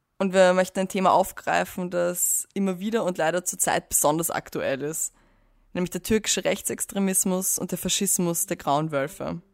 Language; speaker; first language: German; native; German